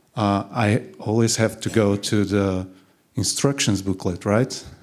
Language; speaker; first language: English; non-native, fluent; Portuguese